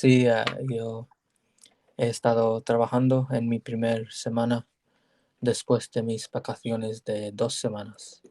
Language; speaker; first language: Spanish; non-native, learner; English